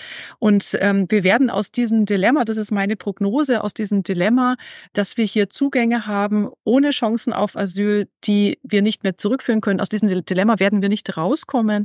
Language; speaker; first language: German; native; German